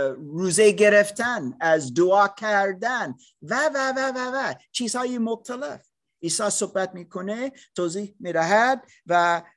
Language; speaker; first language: Persian; non-native, learner; English